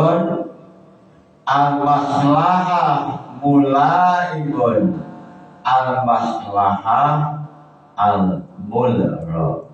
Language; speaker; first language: Arabic; non-native, fluent; Indonesian